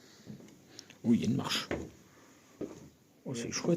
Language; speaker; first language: French; native; French